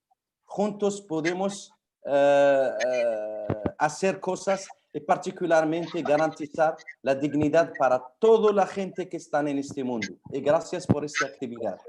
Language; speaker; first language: Spanish; non-native, fluent; Arabic